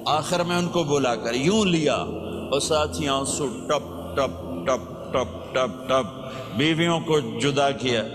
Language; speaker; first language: Urdu; non-native, local second language; Punjabi